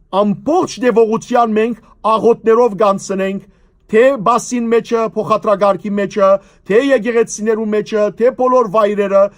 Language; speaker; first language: Armenian; native; Armenian